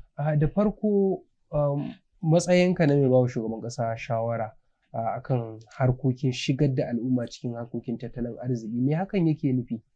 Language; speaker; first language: Hausa; native; Hausa